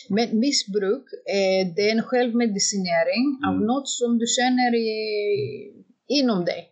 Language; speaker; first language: Swedish; non-native, fluent; Greek